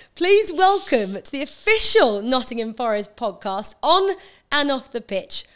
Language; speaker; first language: English; native; English